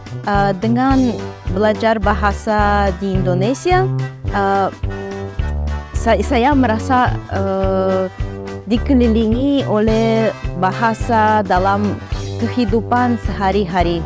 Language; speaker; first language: Indonesian; non-native, fluent; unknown